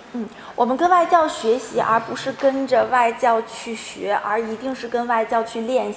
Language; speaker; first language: Chinese; native; Chinese